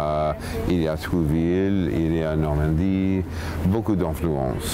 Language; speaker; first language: French; non-native, fluent; English